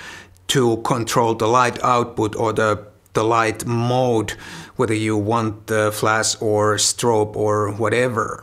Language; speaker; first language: English; non-native, fluent; Finnish